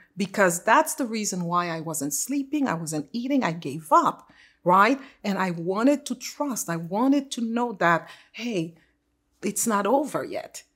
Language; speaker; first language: English; non-native, fluent; Haitian Creole